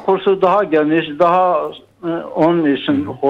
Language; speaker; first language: Turkish; non-native, local second language; Kurdish